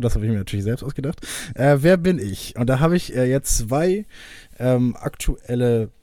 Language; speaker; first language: German; native; German